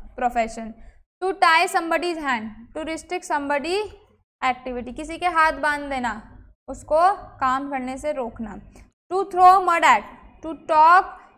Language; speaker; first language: Hindi; native; Hindi